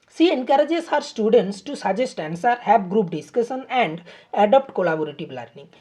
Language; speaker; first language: English; non-native, local second language; Bangla